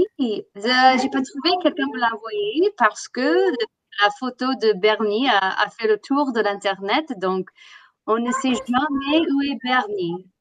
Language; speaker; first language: French; non-native, fluent; English